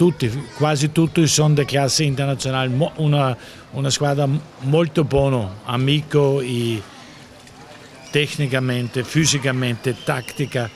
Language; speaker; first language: Italian; non-native, learner; German